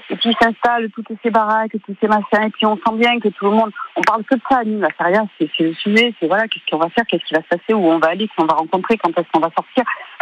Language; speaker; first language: French; native; French